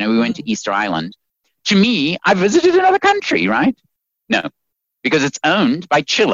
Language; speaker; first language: English; native; English